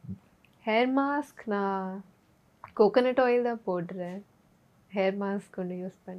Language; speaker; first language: Tamil; non-native, learner; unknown